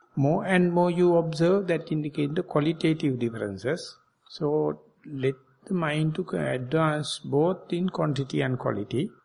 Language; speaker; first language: English; non-native, local second language; Sinhala